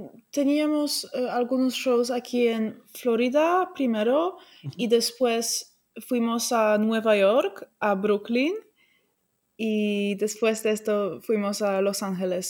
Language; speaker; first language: Spanish; non-native, fluent; English